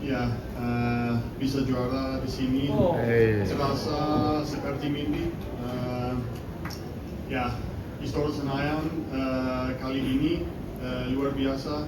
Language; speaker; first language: Indonesian; non-native, learner; Danish